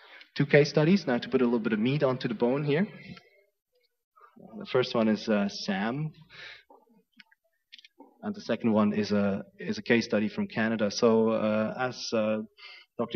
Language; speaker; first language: English; non-native, fluent; German